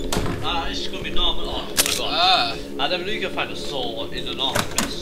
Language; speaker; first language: English; native; English